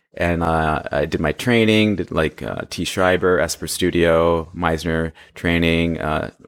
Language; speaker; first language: English; early bilingual, other home language; Hindi